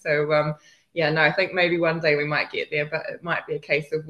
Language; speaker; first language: English; native; English